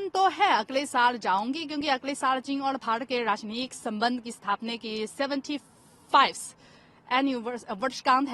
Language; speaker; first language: Hindi; non-native, fluent; Chinese